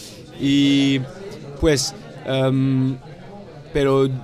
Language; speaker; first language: Spanish; non-native, fluent; French